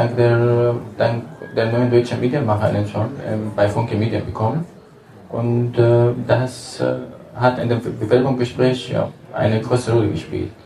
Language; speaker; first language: German; non-native, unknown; Arabic